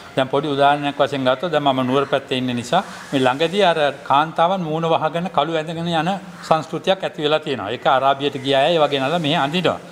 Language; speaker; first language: Sinhala; native; Sinhala